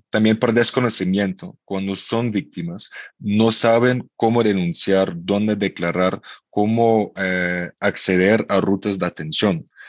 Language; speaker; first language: Spanish; non-native, fluent; Dutch